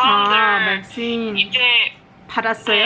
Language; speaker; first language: Korean; non-native, learner; Thai